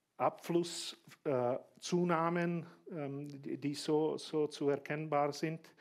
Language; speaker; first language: German; non-native, fluent; Slovak